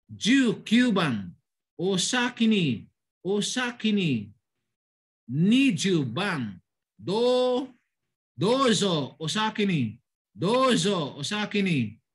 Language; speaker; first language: Japanese; non-native, fluent; Filipino